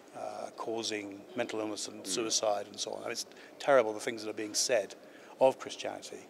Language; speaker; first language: English; native; English